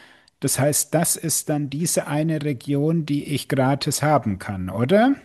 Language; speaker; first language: German; native; German